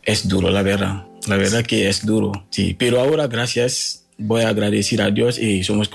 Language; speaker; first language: Spanish; non-native, learner; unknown